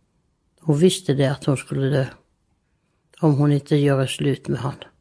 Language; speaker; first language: Swedish; non-native, fluent; Finnish